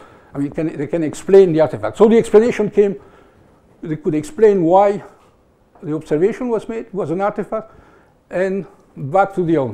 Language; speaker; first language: English; non-native, fluent; French